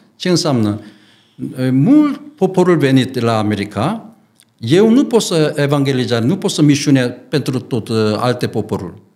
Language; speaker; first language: Romanian; non-native, learner; Korean